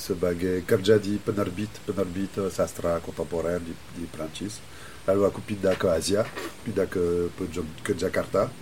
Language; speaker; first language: Indonesian; non-native, fluent; French